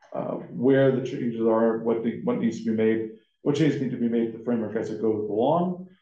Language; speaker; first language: English; native; English